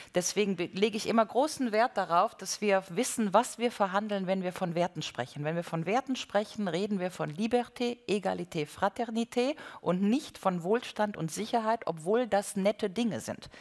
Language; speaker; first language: German; native; German